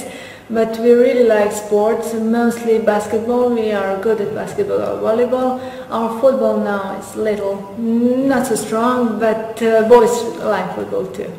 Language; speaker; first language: English; non-native, fluent; Serbian